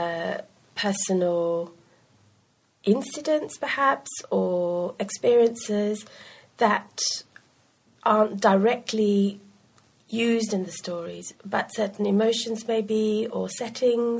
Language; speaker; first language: English; non-native, local second language; Sinhala